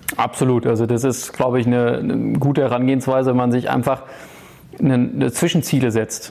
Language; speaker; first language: German; native; German